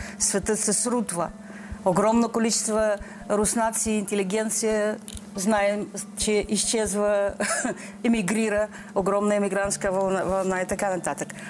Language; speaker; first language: Bulgarian; non-native, fluent; Russian